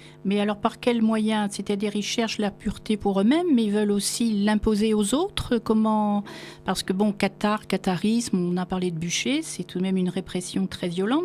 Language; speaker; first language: French; native; French